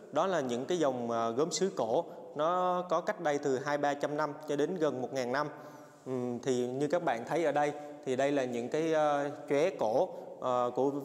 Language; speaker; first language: Vietnamese; native; Vietnamese